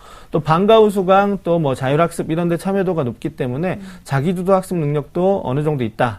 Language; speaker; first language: Korean; native; Korean